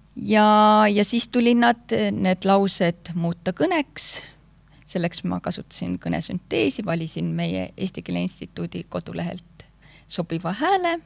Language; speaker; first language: Estonian; native; Estonian